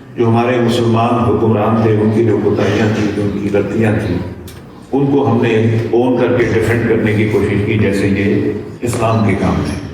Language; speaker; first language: Urdu; non-native, local second language; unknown